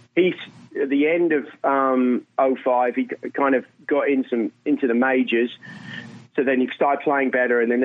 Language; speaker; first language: English; native; English